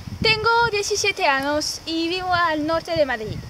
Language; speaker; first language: Spanish; non-native, learner; French